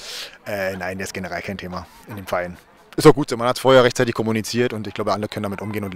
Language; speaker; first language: German; native; German